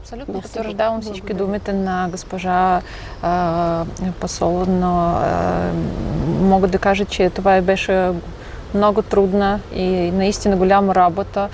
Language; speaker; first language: Bulgarian; non-native, fluent; Russian